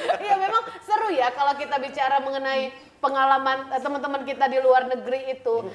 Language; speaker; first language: Indonesian; native; Indonesian